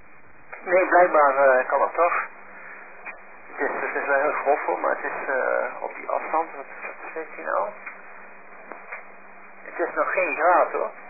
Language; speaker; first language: Dutch; native; Dutch